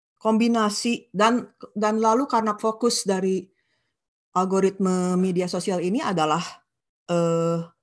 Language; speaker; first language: Indonesian; non-native, local second language; Sundanese